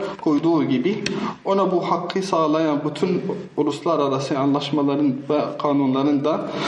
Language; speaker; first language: Turkish; non-native, fluent; Arabic